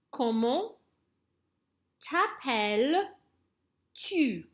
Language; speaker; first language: French; non-native, learner; English